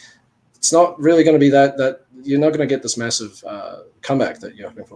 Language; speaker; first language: English; native; English